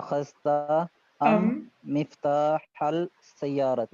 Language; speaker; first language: Arabic; non-native, learner; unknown